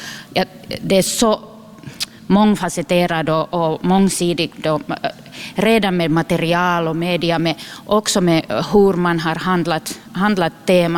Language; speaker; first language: Swedish; non-native, local second language; Finnish